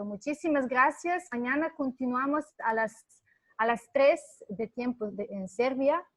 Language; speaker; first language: Spanish; non-native, fluent; Serbian